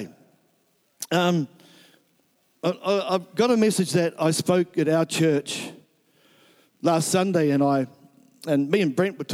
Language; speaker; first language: English; native; English